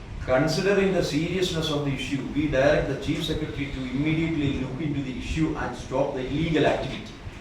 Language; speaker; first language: English; non-native, local second language; Malayalam